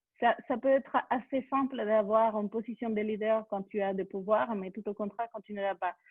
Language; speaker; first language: French; non-native, fluent; Spanish